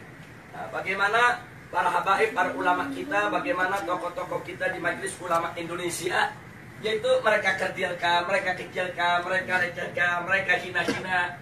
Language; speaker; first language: Indonesian; native; Indonesian